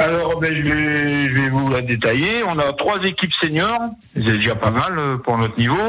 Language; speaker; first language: French; native; French